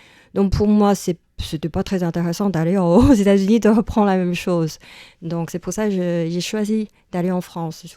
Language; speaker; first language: French; non-native, fluent; Chinese